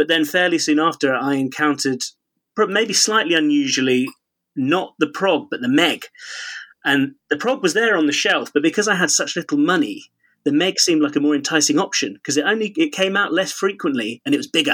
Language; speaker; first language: English; native; English